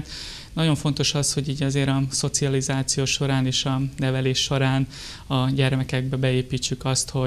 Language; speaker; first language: Hungarian; native; Hungarian